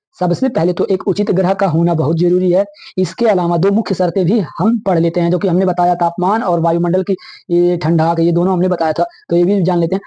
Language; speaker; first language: Hindi; native; Hindi